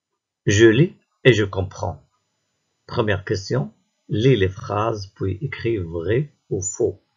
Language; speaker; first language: French; non-native, local second language; Arabic